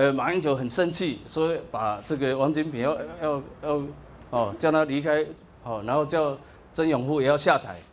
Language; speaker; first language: Chinese; native; Chinese